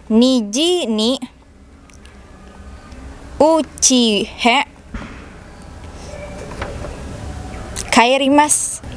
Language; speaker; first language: Japanese; non-native, learner; Indonesian